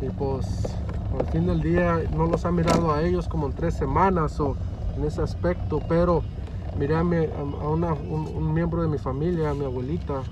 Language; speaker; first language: Spanish; early bilingual, heritage; Spanish